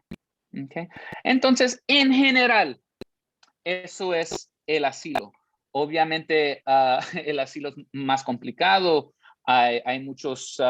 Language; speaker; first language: Spanish; early bilingual, heritage; Spanish